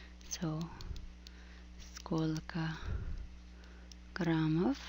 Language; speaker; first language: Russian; non-native, fluent; English